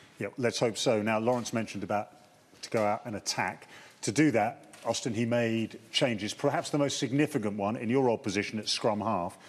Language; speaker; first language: English; native; English